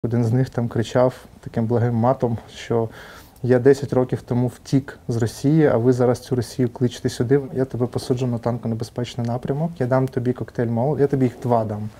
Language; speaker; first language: Ukrainian; non-native, local second language; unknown